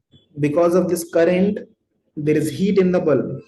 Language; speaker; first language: English; non-native, local second language; Hindi